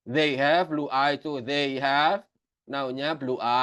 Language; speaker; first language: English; non-native, fluent; Indonesian